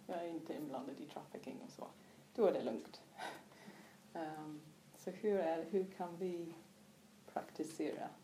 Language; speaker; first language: Swedish; non-native, fluent; English